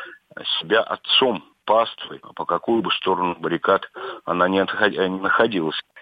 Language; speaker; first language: Russian; native; Russian